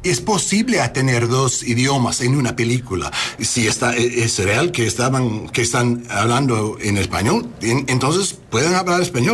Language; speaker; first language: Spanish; non-native, learner; English